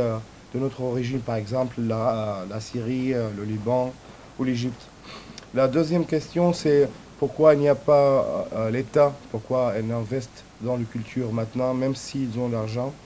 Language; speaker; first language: French; non-native, fluent; Arabic